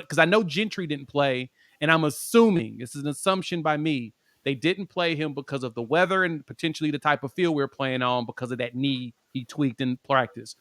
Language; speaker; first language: English; native; English